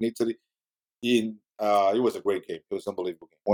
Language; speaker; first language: English; non-native, fluent; Portuguese